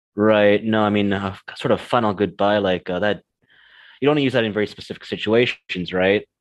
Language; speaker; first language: English; native; English